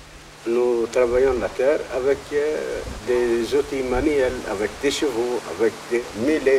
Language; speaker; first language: French; non-native, local second language; Arabic